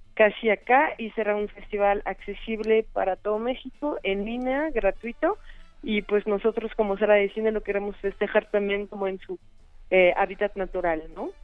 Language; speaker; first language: Spanish; non-native, fluent; French